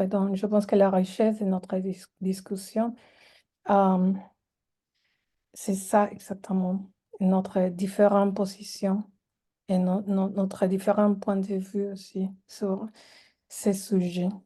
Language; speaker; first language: French; non-native, fluent; Spanish